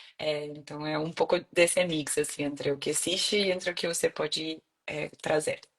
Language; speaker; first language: Portuguese; non-native, fluent; Spanish